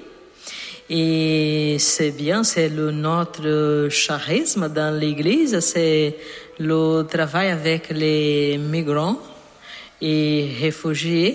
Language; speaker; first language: French; non-native, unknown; Portuguese